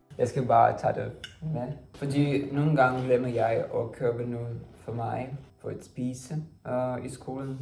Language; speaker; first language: Danish; non-native, learner; Russian